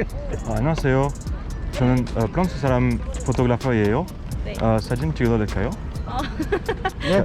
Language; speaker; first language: Korean; non-native, learner; French